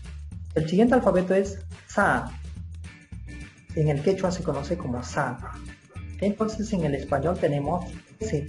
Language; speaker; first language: Spanish; non-native, local second language; Quechua